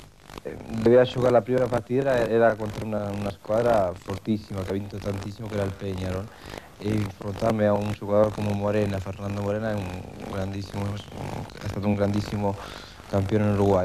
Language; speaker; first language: Italian; non-native, fluent; Spanish